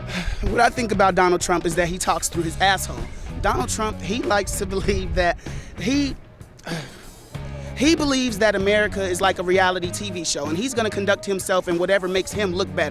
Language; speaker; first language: English; native; English